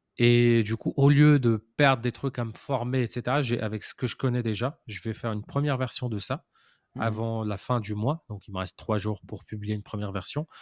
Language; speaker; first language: French; non-native, local second language; Arabic